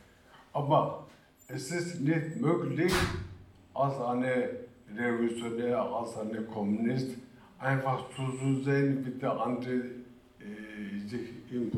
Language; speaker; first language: German; early bilingual, other home language; Turkish